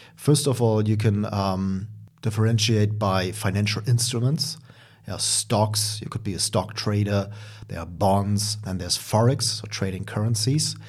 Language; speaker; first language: English; non-native, fluent; German